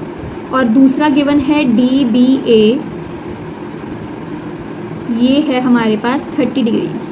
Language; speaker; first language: Hindi; native; Hindi